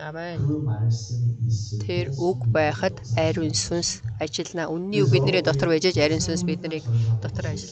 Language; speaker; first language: Mongolian; early bilingual, other home language; Korean